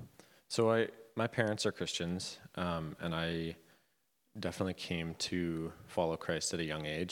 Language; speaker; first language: English; native; English